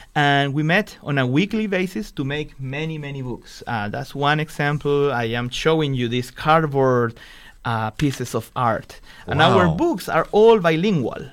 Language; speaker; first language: English; non-native, fluent; Spanish